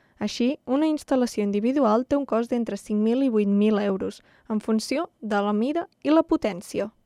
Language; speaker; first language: Catalan; native; Catalan